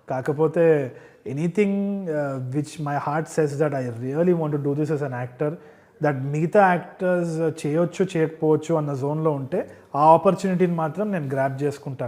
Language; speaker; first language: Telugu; native; Telugu